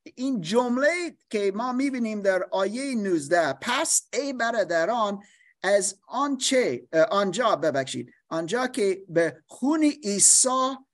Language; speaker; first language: Persian; non-native, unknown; English